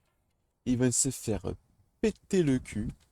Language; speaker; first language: French; native; French